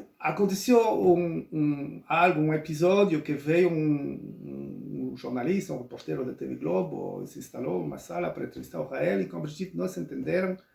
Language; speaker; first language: Portuguese; non-native, local second language; Spanish